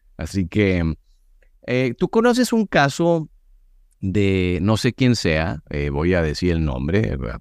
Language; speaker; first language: Spanish; native; Spanish